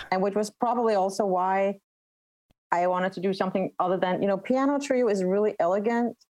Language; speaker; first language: English; non-native, fluent; Danish